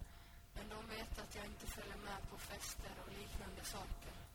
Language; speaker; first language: Swedish; early bilingual, other home language; Finnish